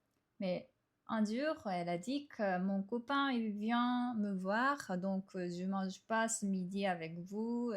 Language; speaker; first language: French; non-native, fluent; Japanese